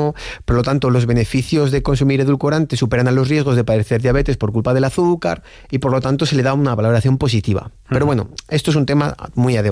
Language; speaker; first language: Spanish; native; Spanish